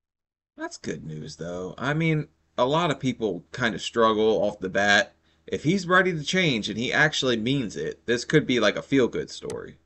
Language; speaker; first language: English; native; English